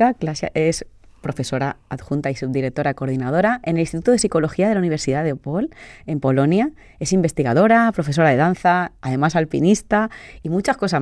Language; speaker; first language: Spanish; native; Spanish